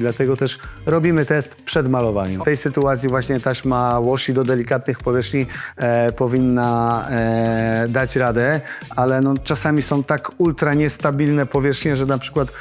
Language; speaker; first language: Polish; native; Polish